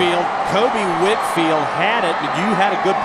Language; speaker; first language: English; native; English